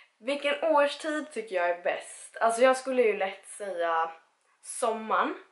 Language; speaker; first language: Swedish; early bilingual, other home language; Spanish